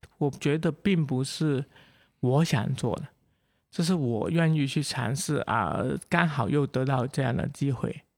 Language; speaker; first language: Chinese; non-native, local second language; Cantonese